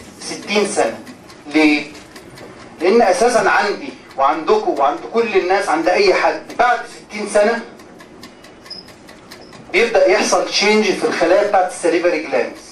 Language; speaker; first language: Arabic; native; Arabic